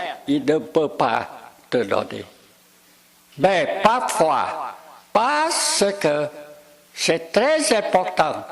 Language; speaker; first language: French; non-native, fluent; Vietnamese